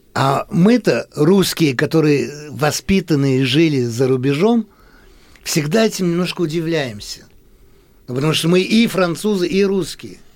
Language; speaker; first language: Russian; early bilingual, heritage; Russian